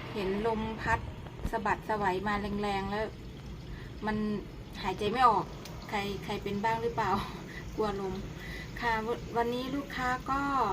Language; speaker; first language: Thai; native; Thai